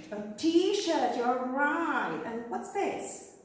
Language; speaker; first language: English; non-native, fluent; Czech